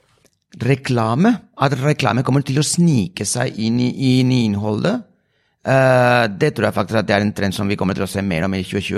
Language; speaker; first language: Norwegian; non-native, fluent; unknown